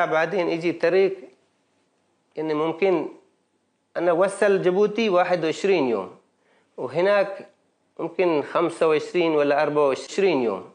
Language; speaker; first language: Arabic; non-native, learner; Baluchi